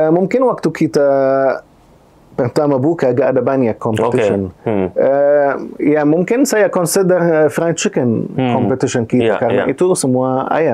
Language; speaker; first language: Indonesian; non-native, fluent; Arabic